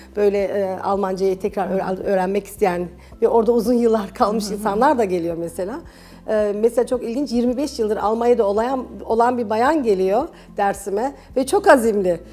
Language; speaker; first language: Turkish; early bilingual, heritage; Turkish